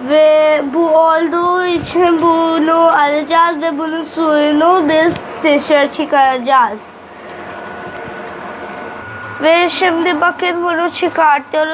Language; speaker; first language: Turkish; non-native, learner; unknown